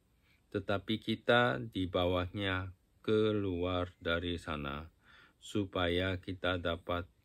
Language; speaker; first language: Indonesian; non-native, fluent; Japanese